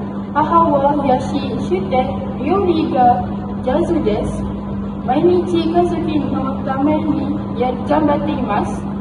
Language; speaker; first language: Japanese; non-native, learner; Malay